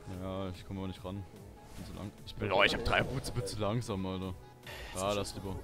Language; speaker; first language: German; native; German